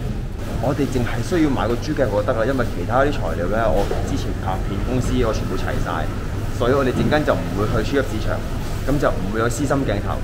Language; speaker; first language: Cantonese; native; Cantonese